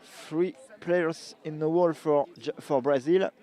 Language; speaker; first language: English; non-native, learner; French